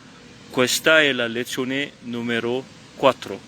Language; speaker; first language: Italian; non-native, fluent; French